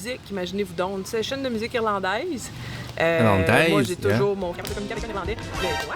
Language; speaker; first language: French; native; French